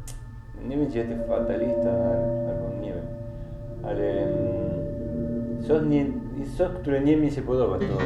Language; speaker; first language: Polish; non-native, learner; German